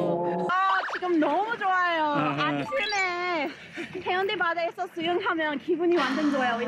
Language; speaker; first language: Korean; non-native, learner; English